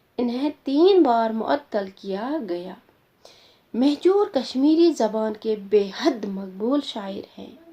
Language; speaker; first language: Urdu; non-native, local second language; Kashmiri